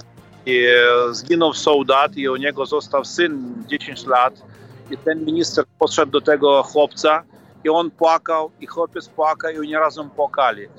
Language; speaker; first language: Polish; non-native, fluent; Ukrainian